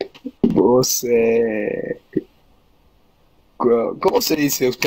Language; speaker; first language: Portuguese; non-native, learner; Spanish